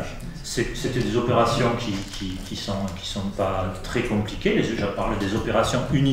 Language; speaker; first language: French; native; French